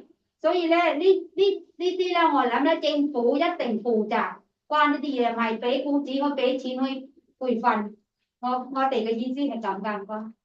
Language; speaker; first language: Cantonese; non-native, fluent; Thai